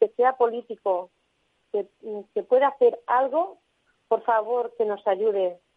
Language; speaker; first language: Spanish; native; Spanish